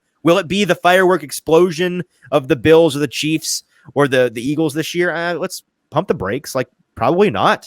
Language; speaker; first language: English; native; English